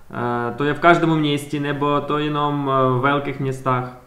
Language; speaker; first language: Czech; non-native, learner; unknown